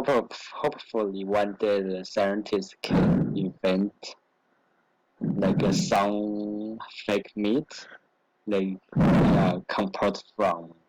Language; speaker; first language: English; non-native, learner; Chinese